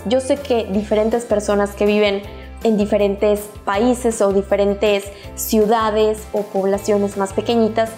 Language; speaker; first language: Spanish; native; Spanish